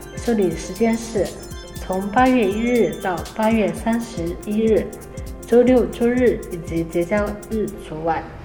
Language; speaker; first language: Chinese; native; Chinese